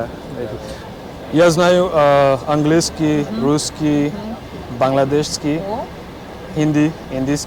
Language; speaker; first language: Russian; non-native, learner; English